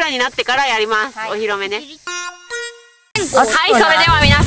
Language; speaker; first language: Japanese; native; Japanese